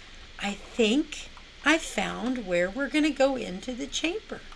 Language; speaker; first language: English; native; English